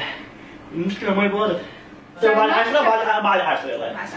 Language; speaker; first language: Arabic; native; Arabic